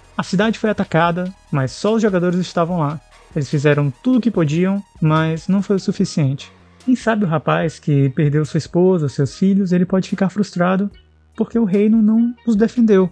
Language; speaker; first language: Portuguese; native; Portuguese